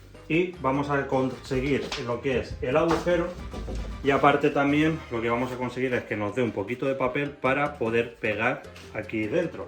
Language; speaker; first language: Spanish; native; Spanish